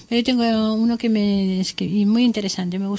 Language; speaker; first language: Spanish; native; Spanish